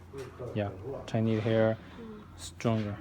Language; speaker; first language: English; non-native, learner; Chinese